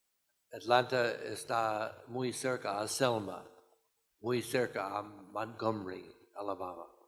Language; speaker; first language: Spanish; non-native, fluent; English